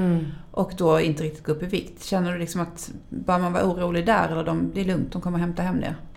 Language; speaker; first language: Swedish; native; Swedish